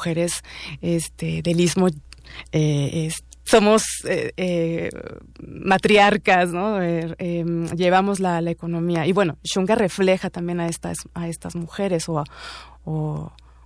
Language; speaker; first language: Spanish; native; Spanish